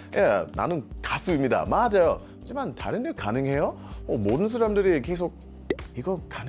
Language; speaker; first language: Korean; non-native, learner; English